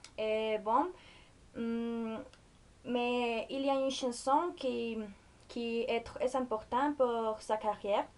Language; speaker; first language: French; non-native, learner; Spanish